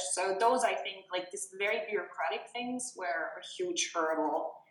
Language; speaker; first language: English; non-native, fluent; German